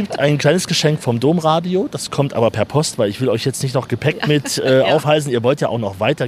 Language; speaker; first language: German; native; German